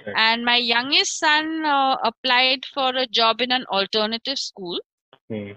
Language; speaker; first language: English; non-native, local second language; Marathi